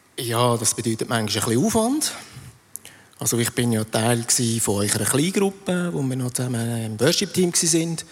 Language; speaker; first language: German; native; German